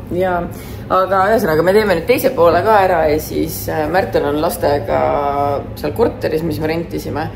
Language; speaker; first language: Estonian; native; Estonian